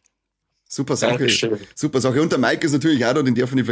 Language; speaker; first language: German; native; German